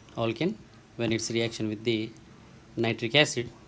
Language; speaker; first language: English; non-native, local second language; Telugu